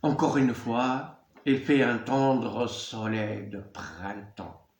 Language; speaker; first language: French; non-native, local second language; Arabic